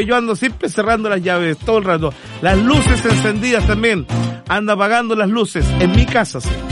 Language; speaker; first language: Spanish; native; Spanish